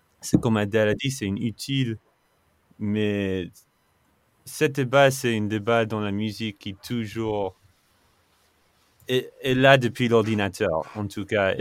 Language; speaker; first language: French; non-native, fluent; English